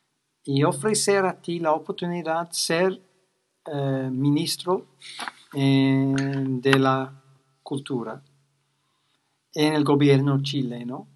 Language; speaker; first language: Spanish; non-native, fluent; English